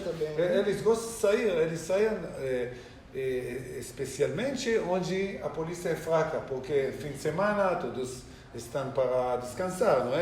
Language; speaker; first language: Portuguese; non-native, learner; Hebrew